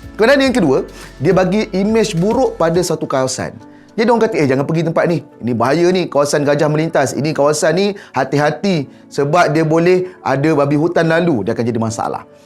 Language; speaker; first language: Malay; native; Malay